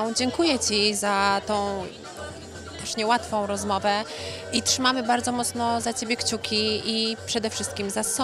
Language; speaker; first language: Polish; native; Polish